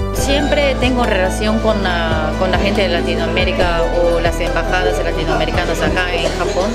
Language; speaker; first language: Spanish; non-native, fluent; Japanese